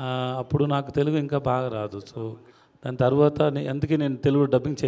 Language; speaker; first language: Telugu; non-native, learner; Tamil